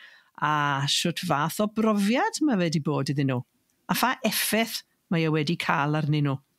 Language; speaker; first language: Welsh; native; Welsh